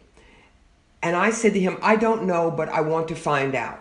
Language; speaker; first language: English; native; English